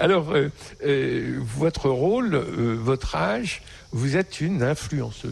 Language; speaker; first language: French; native; French